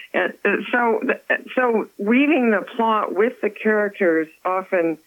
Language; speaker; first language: English; native; English